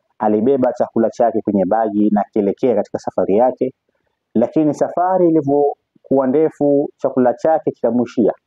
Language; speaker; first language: Swahili; native; Swahili